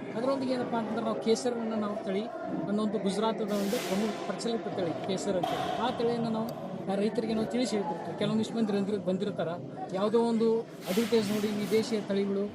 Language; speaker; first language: Kannada; native; Kannada